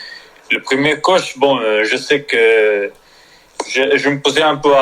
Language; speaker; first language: French; non-native, learner; Spanish